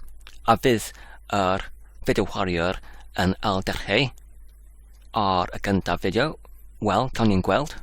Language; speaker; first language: Welsh; non-native, learner; English